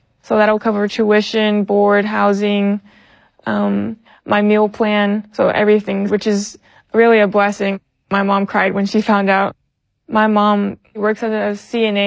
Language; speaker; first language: English; native; English